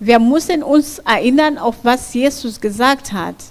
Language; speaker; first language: German; non-native, fluent; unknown